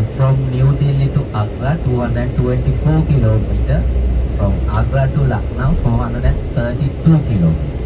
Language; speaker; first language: English; non-native, local second language; Sinhala